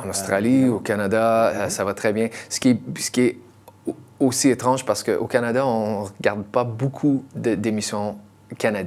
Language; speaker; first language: French; non-native, local second language; English